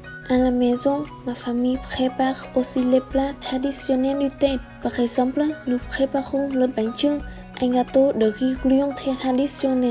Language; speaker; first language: French; non-native, learner; Vietnamese